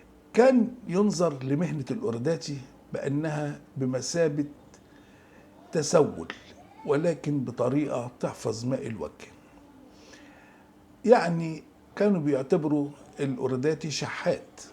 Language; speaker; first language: Arabic; native; Arabic